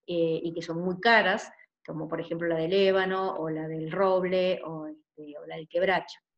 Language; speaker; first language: Spanish; native; Spanish